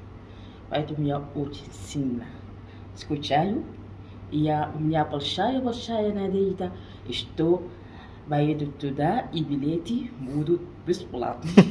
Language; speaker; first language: Russian; non-native, fluent; Arabic